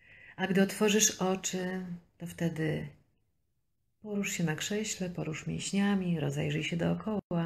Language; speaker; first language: Polish; native; Polish